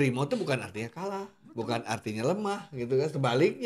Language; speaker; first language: Indonesian; non-native, local second language; Javanese